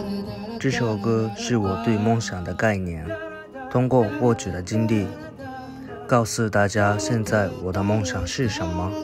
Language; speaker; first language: Chinese; non-native, fluent; Japanese